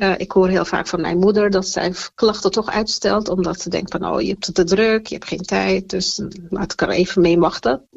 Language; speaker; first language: Dutch; early bilingual, other home language; Turkish